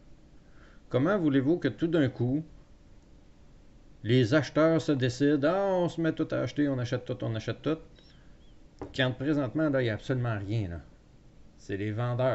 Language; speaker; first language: French; native; French